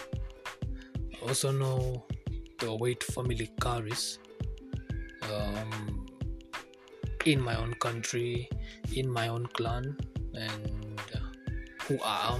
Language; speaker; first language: English; non-native, local second language; Kikuyu